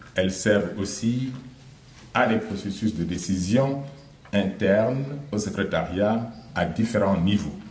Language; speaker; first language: French; non-native, local second language; Wolof